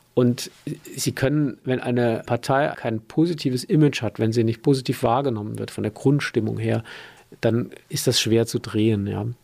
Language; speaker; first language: German; native; German